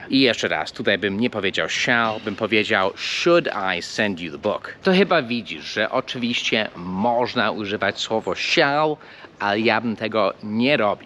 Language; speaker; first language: Polish; non-native, fluent; English